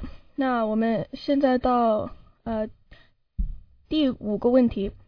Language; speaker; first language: Chinese; early bilingual, heritage; Chinese